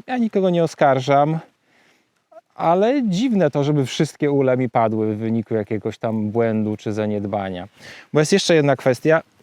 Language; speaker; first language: Polish; native; Polish